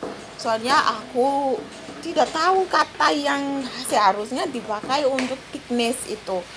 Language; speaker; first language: Indonesian; non-native, fluent; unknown